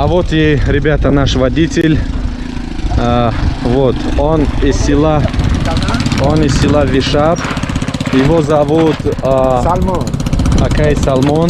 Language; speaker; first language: Russian; non-native, local second language; Tajik